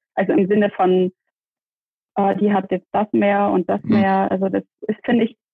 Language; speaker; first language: German; native; German